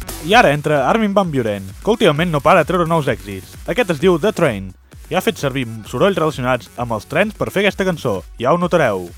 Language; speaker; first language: Catalan; native; Catalan